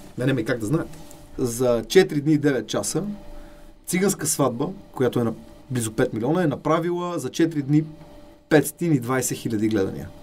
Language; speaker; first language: Bulgarian; native; Bulgarian